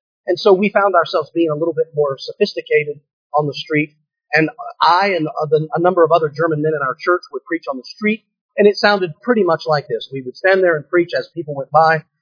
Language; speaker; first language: English; native; English